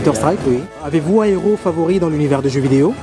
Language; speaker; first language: French; native; French